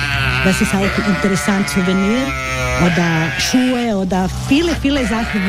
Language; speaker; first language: German; non-native, learner; Croatian